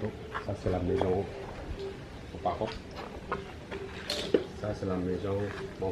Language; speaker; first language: French; non-native, learner; Javanese